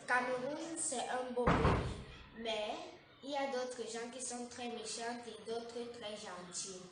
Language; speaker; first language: French; native; French